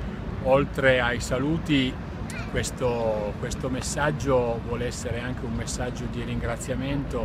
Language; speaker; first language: Italian; native; Italian